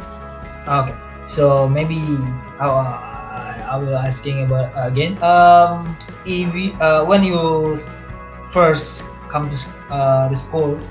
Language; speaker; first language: English; non-native, learner; Indonesian